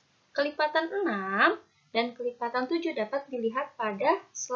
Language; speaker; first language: Indonesian; native; Indonesian